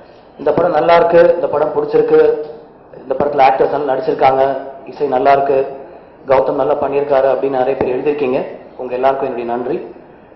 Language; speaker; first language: Tamil; native; Tamil